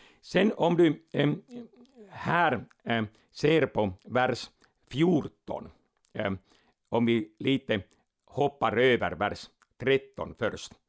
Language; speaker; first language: Swedish; non-native, local second language; Finnish